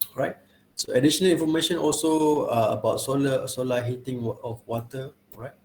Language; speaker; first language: English; non-native, local second language; Malay